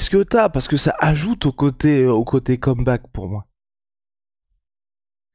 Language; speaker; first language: French; native; French